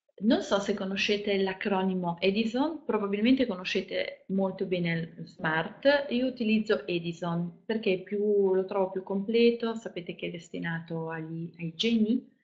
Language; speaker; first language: Italian; non-native, fluent; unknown